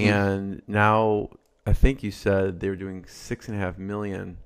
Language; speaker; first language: English; native; English